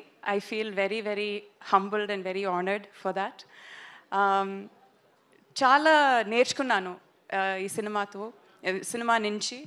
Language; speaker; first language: Telugu; non-native, local second language; Tamil